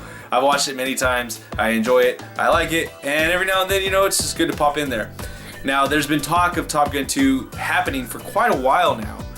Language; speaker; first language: English; native; English